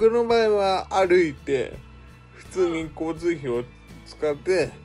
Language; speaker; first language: Japanese; native; Japanese